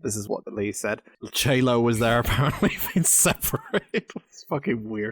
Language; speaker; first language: English; native; English